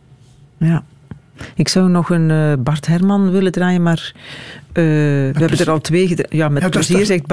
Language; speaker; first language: Dutch; native; Dutch